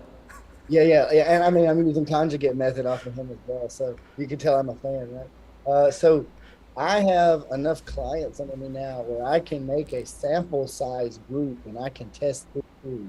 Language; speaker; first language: English; native; English